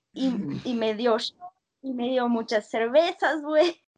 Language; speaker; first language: Spanish; non-native, fluent; Russian